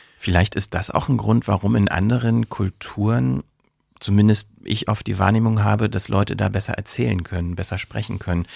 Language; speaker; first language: German; native; German